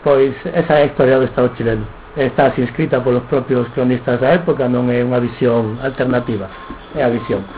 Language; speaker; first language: Spanish; non-native, local second language; Galician